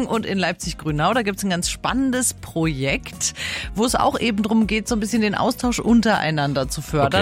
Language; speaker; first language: German; native; German